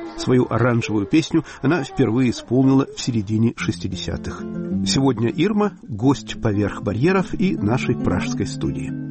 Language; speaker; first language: Russian; native; Russian